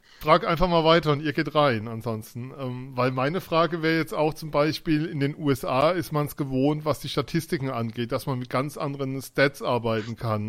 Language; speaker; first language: German; native; German